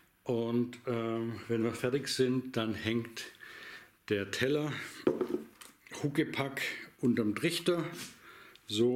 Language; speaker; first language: German; native; German